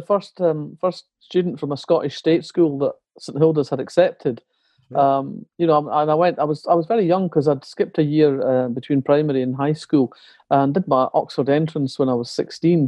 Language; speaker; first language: English; native; English